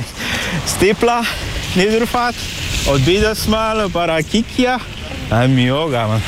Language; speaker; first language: Icelandic; non-native, learner; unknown